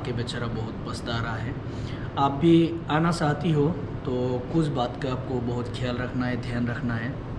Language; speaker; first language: Hindi; non-native, local second language; Bangla